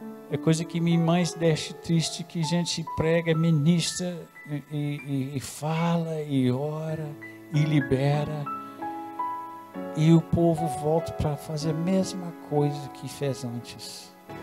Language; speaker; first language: Portuguese; non-native, fluent; English